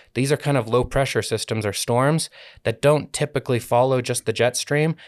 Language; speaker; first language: English; native; English